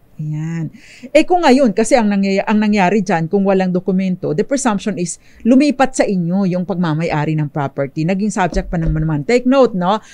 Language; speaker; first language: Filipino; native; Filipino